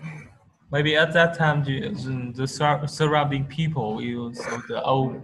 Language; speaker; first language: English; non-native, learner; Vietnamese